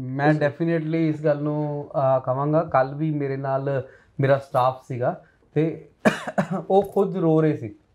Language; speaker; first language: Punjabi; non-native, local second language; Hindi